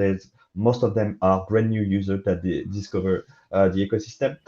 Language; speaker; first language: English; non-native, fluent; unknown